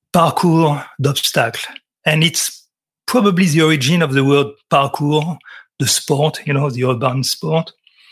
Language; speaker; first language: English; non-native, fluent; French